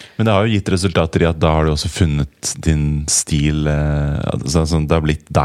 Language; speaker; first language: Norwegian; native; Norwegian